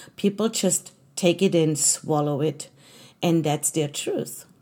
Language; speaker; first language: English; non-native, fluent; German